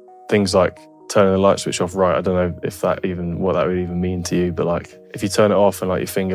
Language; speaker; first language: English; native; English